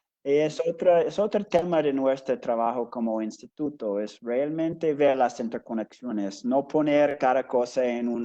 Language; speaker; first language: Spanish; non-native, fluent; English